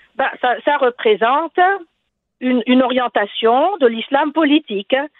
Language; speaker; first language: French; non-native, local second language; Arabic